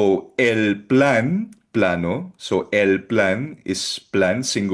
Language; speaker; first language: Spanish; non-native, fluent; Filipino